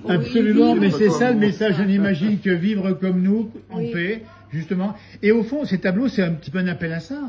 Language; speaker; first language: French; native; French